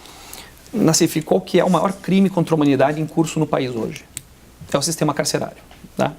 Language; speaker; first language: Portuguese; native; Portuguese